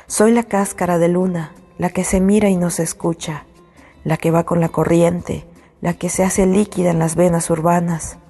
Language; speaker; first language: Spanish; native; Spanish